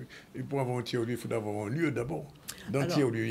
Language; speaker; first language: French; native; French